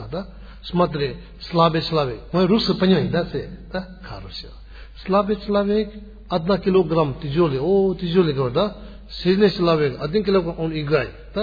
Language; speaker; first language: Russian; non-native, learner; Tibetan